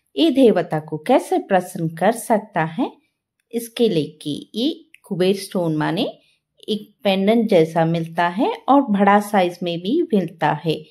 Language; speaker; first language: Hindi; non-native, local second language; Telugu